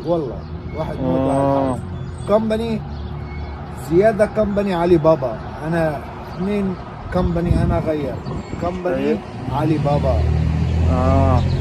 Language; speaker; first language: Arabic; non-native, learner; Bangla